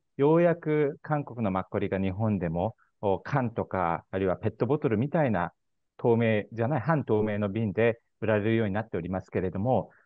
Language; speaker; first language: Japanese; non-native, fluent; Korean